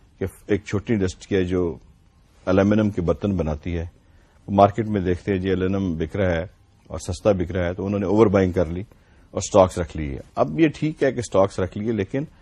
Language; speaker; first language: Urdu; non-native, local second language; Punjabi